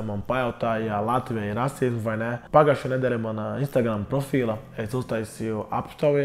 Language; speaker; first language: Latvian; non-native, learner; Portuguese